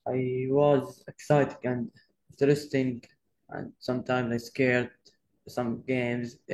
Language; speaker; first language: English; non-native, learner; Arabic